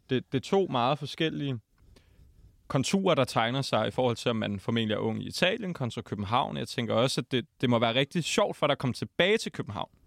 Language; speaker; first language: Danish; native; Danish